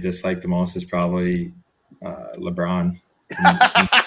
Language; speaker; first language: English; native; English